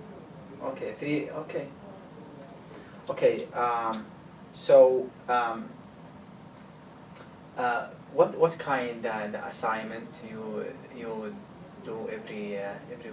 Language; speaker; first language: English; non-native, learner; Arabic